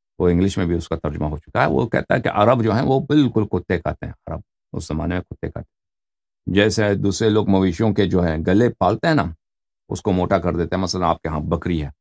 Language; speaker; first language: Urdu; non-native, fluent; Persian